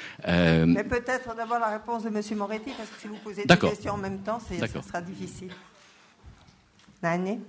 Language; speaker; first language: French; native; French